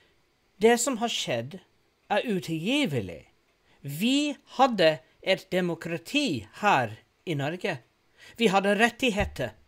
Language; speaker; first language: Norwegian; non-native, fluent; English